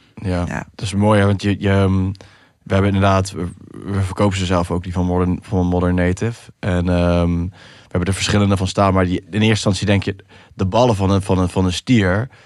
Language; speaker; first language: Dutch; early bilingual, other home language; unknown